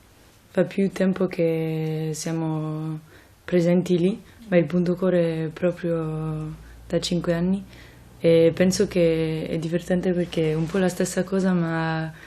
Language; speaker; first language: Italian; non-native, fluent; French